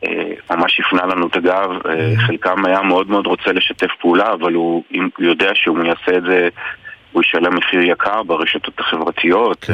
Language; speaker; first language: Hebrew; native; Hebrew